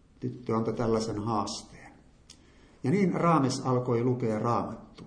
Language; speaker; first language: Finnish; native; Finnish